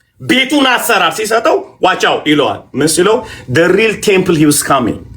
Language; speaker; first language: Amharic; native; Amharic